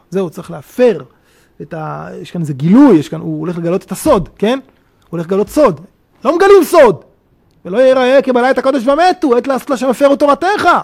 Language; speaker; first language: Hebrew; native; Hebrew